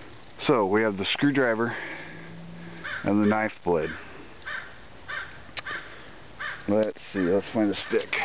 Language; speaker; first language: English; native; English